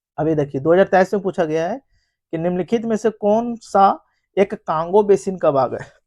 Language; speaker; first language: Hindi; native; Hindi